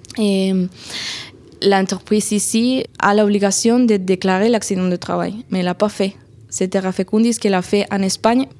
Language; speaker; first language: French; non-native, fluent; Spanish